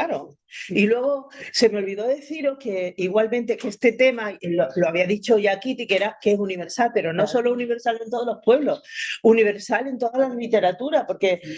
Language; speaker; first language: Spanish; native; Spanish